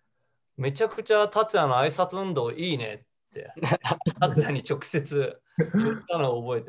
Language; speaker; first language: Japanese; native; Japanese